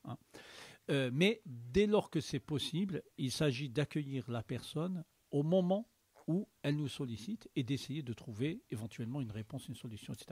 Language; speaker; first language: French; native; French